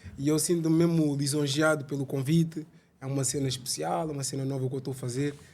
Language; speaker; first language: Portuguese; early bilingual, other home language; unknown